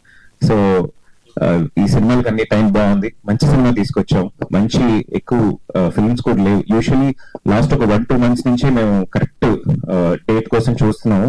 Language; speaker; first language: Telugu; native; Telugu